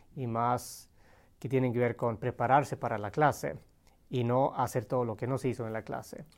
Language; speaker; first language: Spanish; non-native, fluent; Swedish